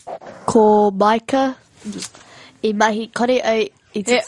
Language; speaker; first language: Māori; non-native, local second language; English